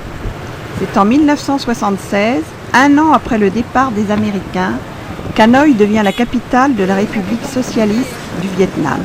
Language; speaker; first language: French; native; French